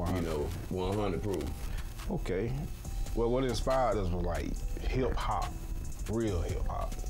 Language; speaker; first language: English; native; English